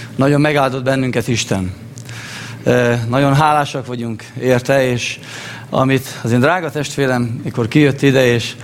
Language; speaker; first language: Hungarian; native; Hungarian